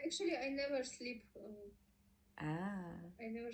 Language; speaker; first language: English; non-native, learner; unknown